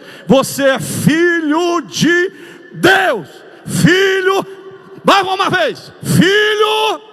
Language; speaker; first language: Portuguese; native; Portuguese